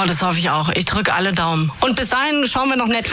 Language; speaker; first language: German; native; German